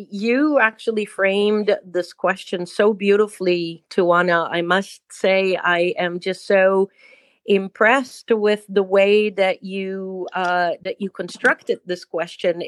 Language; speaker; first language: English; non-native, fluent; Hebrew